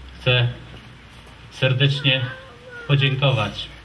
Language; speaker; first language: Polish; native; Polish